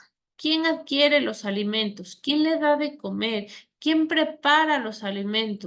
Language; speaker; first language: Spanish; native; Spanish